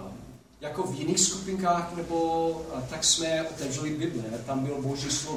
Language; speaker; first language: Czech; non-native, fluent; English